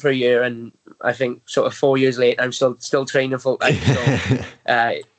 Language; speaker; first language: English; native; English